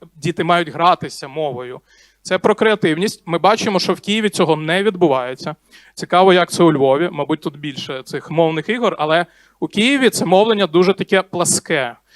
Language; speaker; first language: Ukrainian; non-native, local second language; Russian